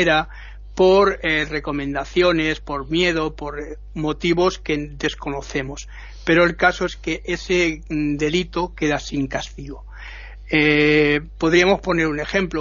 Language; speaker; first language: Spanish; native; Spanish